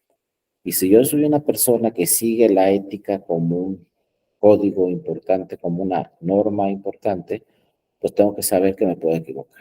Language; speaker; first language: Spanish; native; Spanish